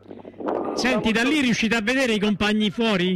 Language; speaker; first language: Italian; native; Italian